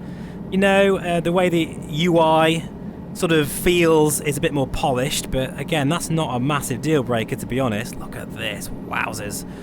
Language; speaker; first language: English; native; English